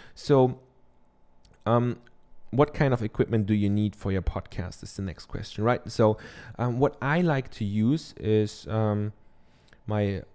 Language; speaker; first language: English; non-native, fluent; German